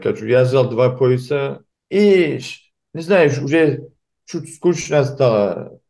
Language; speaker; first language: Russian; early bilingual, heritage; Kumyk